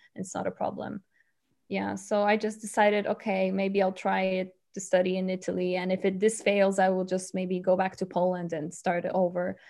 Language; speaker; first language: English; non-native, fluent; Polish